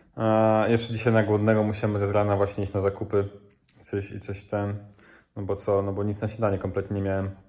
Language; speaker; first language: Polish; native; Polish